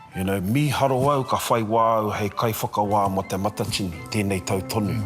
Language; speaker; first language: Māori; non-native, local second language; English